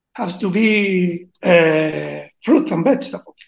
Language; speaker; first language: English; non-native, learner; Spanish